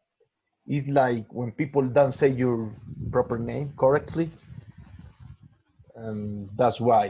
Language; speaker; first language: English; non-native, learner; Spanish